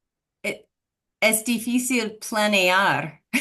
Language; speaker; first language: Spanish; non-native, fluent; English